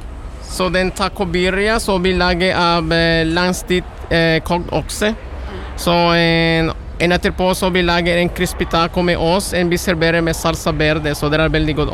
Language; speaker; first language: Norwegian; non-native, learner; Spanish